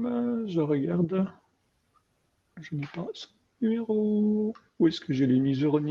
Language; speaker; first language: French; native; French